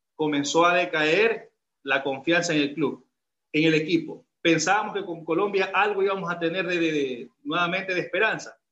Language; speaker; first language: Spanish; native; Spanish